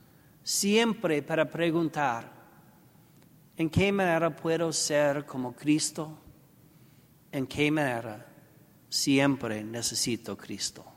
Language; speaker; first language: Spanish; non-native, learner; English